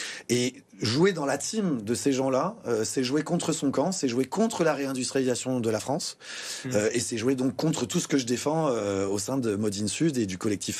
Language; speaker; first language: French; native; French